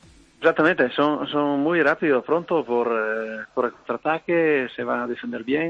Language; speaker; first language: Spanish; non-native, fluent; Italian